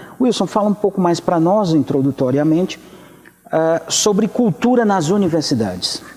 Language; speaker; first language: Portuguese; native; Portuguese